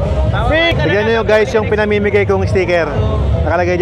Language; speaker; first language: Filipino; native; Filipino